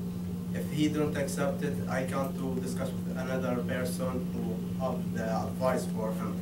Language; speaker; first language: English; non-native, learner; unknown